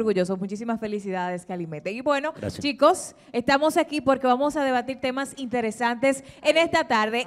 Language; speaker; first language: Spanish; native; Spanish